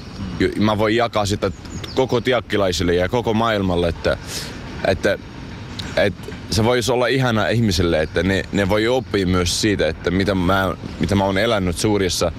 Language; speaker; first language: Finnish; non-native, fluent; Arabic